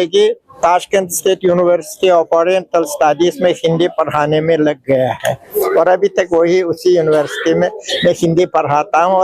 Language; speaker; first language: Hindi; non-native, fluent; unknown